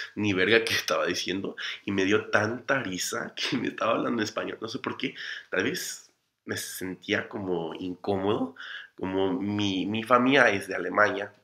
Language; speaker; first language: Spanish; non-native, fluent; English